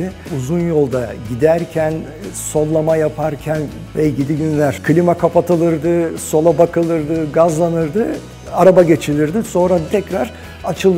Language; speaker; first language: Turkish; native; Turkish